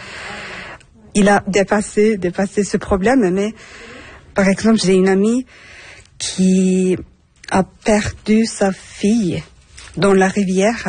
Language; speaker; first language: French; non-native, fluent; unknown